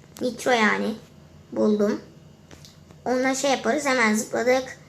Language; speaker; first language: Turkish; native; Turkish